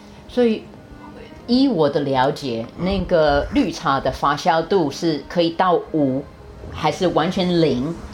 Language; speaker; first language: Chinese; non-native, fluent; English